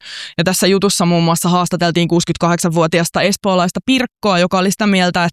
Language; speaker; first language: Finnish; native; Finnish